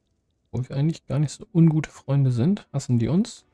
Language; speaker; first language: German; native; German